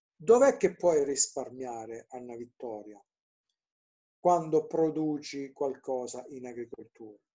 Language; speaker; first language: Italian; native; Italian